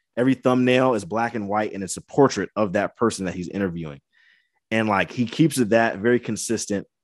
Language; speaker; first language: English; native; English